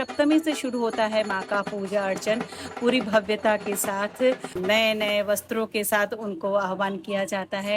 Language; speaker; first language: Hindi; non-native, local second language; Bangla